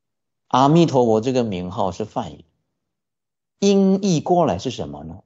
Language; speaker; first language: Chinese; native; Chinese